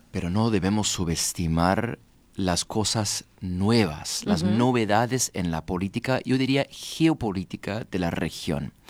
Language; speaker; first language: Spanish; non-native, fluent; English